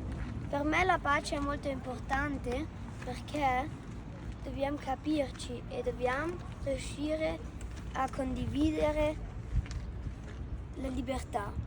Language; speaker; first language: Italian; early bilingual, other home language; German